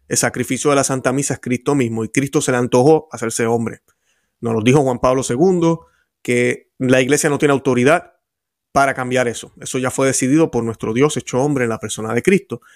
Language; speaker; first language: Spanish; native; Spanish